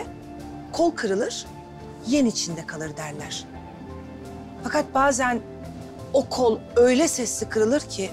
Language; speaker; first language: Turkish; native; Turkish